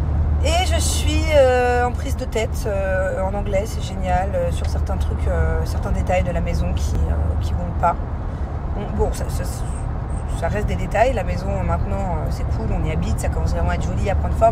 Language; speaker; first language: French; native; French